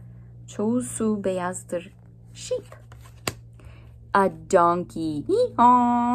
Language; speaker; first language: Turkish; non-native, learner; English